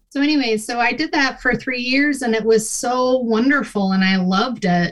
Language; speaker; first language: English; native; English